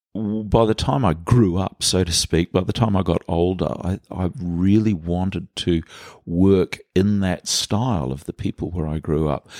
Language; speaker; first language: English; native; English